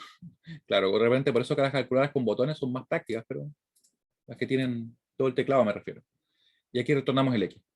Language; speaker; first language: Spanish; native; Spanish